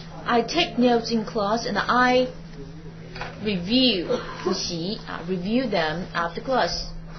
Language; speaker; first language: English; non-native, fluent; Chinese